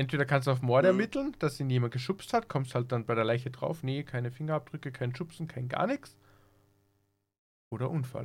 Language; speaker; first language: German; native; German